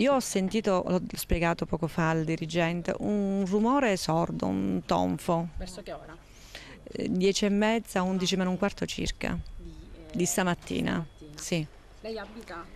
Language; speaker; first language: Italian; native; Italian